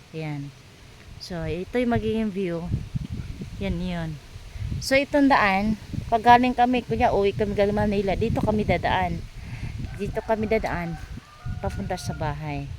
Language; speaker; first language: Filipino; non-native, local second language; Cebuano